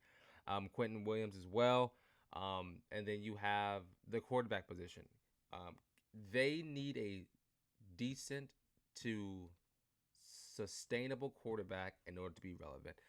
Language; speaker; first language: English; native; English